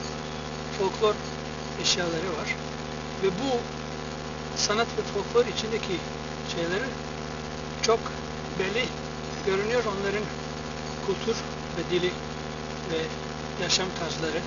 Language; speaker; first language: Turkish; non-native, learner; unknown